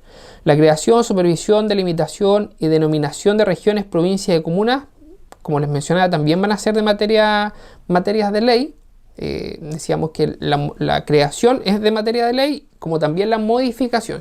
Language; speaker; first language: Spanish; native; Spanish